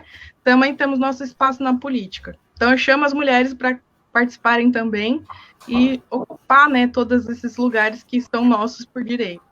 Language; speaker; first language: Portuguese; native; Portuguese